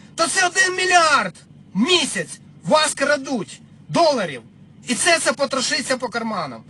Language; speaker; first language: Ukrainian; non-native, local second language; Russian